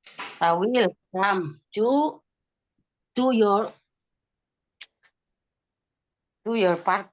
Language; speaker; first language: English; non-native, learner; Indonesian